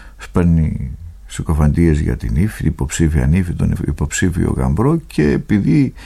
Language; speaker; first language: Greek; native; Greek